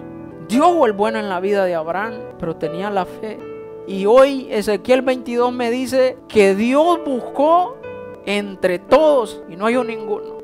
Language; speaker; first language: Spanish; native; Spanish